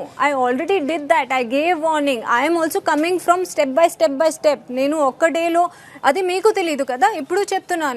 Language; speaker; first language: Telugu; non-native, learner; Hindi